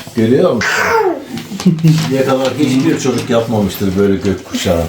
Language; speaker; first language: Turkish; native; Turkish